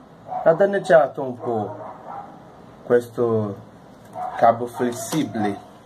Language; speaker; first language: Italian; non-native, learner; Portuguese